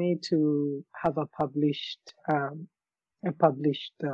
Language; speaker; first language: English; non-native, local second language; Ganda